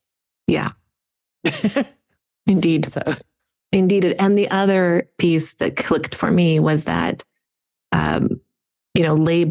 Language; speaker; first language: English; non-native, fluent; Russian